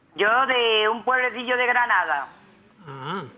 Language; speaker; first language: Spanish; native; Spanish